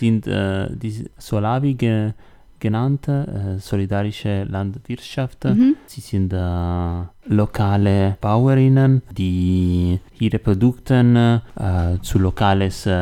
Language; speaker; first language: German; non-native, learner; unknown